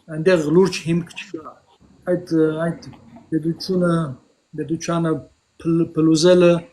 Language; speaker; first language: Armenian; early bilingual, heritage; Armenian